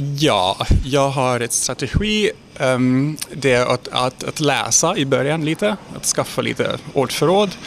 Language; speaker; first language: Swedish; non-native, fluent; Hungarian